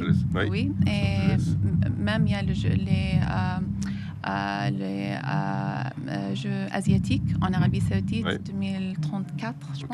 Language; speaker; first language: French; non-native, fluent; Arabic